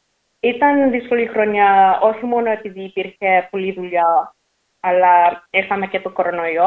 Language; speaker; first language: Greek; early bilingual, heritage; English